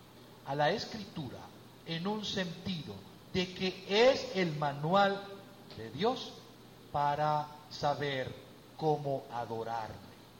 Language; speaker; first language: Spanish; native; Spanish